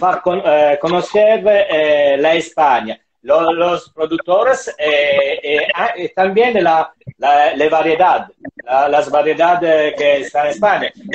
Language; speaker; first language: Spanish; non-native, learner; Italian